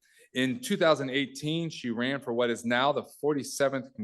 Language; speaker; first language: English; native; English